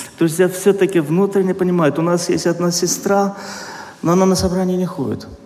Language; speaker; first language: Russian; non-native, local second language; Azerbaijani